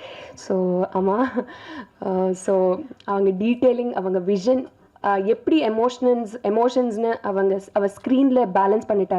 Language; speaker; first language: Tamil; non-native, learner; Telugu